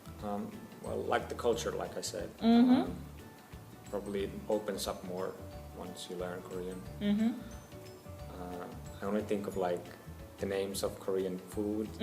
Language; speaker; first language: English; non-native, fluent; Finnish